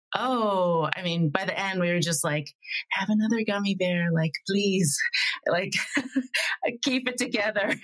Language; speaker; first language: English; native; English